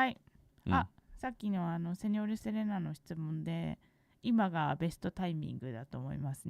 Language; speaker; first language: Japanese; native; Japanese